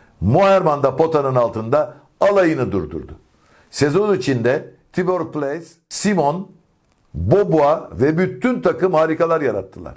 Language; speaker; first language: Turkish; native; Turkish